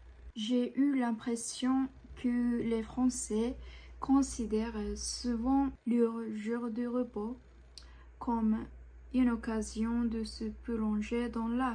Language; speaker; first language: French; non-native, fluent; Japanese